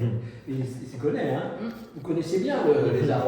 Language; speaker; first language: French; native; French